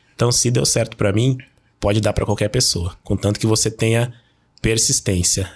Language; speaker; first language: Portuguese; native; Portuguese